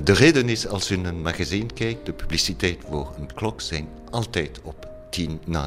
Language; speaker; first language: Dutch; non-native, learner; French